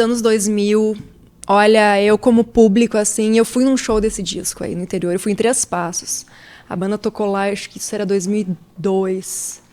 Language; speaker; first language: Portuguese; native; Portuguese